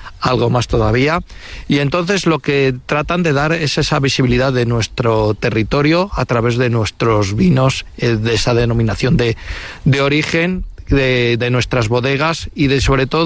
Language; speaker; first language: Spanish; native; Spanish